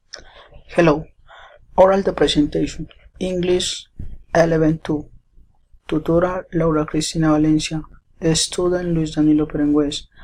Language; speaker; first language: English; non-native, learner; Spanish